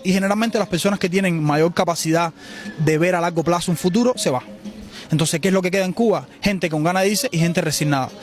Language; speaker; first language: Spanish; native; Spanish